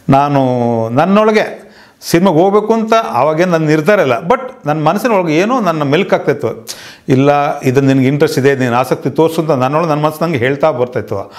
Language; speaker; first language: Kannada; native; Kannada